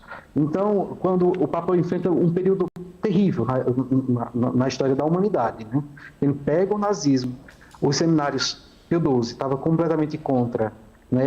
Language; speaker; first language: Portuguese; native; Portuguese